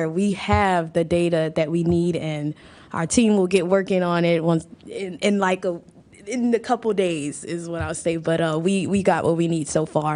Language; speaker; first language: English; native; English